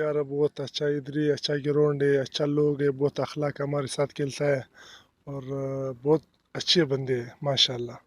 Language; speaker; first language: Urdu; non-native, local second language; Pashto